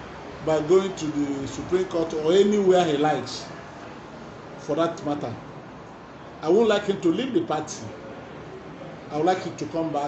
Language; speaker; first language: English; non-native, local second language; Igbo